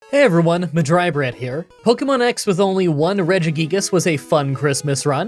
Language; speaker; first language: English; native; English